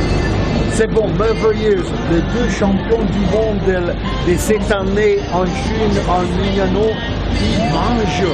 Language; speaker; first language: French; non-native, fluent; Italian